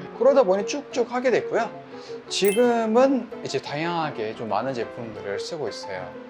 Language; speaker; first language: Korean; non-native, fluent; Italian